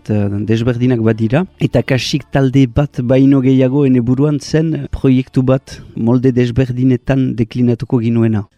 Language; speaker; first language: Basque; native; Basque